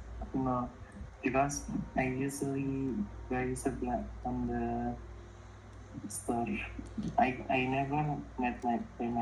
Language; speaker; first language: English; non-native, learner; Indonesian